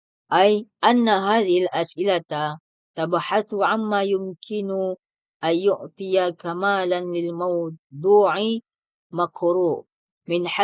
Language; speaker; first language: Arabic; non-native, learner; Indonesian